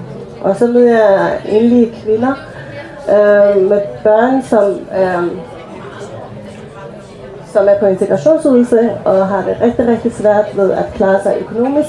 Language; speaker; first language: Danish; early bilingual, other home language; Persian